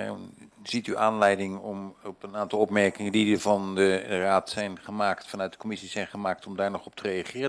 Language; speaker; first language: Dutch; native; Dutch